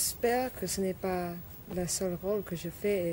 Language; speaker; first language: French; non-native, learner; English